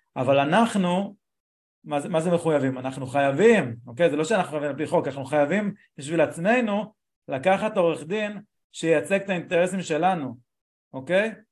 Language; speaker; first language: Hebrew; native; Hebrew